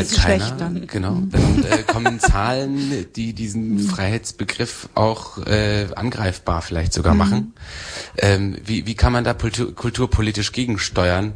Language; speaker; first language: German; native; German